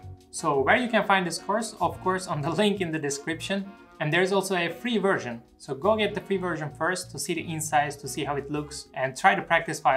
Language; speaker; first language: English; non-native, fluent; Turkish